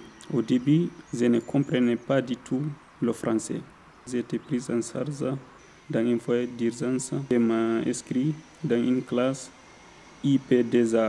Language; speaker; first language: French; non-native, learner; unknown